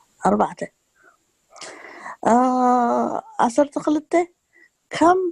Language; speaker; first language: Arabic; non-native, learner; Tigrinya